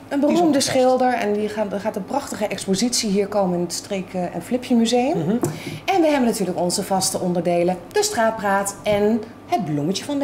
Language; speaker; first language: Dutch; native; Dutch